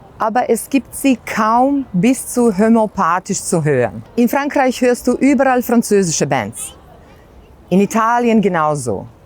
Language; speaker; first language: German; non-native, fluent; Bosnian